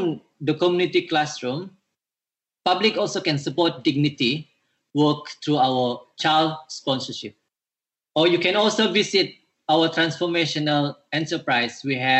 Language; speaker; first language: English; non-native, local second language; Malay